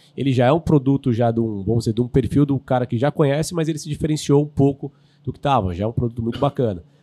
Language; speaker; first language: Portuguese; native; Portuguese